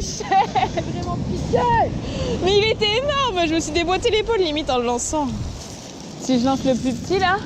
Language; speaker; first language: French; native; French